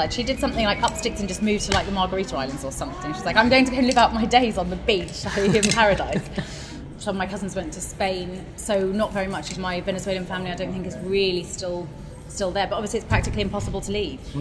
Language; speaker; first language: English; native; English